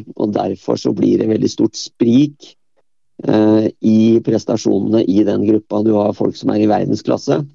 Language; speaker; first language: Norwegian; native; Norwegian